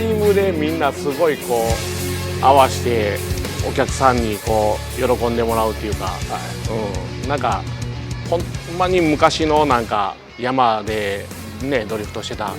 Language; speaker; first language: Japanese; native; Japanese